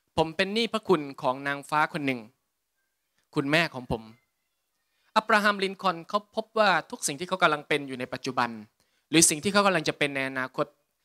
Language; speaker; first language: Thai; native; Thai